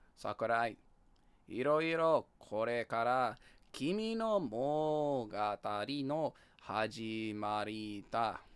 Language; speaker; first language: Japanese; non-native, learner; English